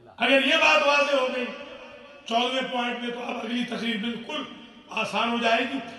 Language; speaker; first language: Urdu; non-native, local second language; Punjabi